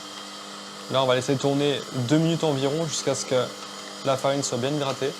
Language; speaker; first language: French; native; French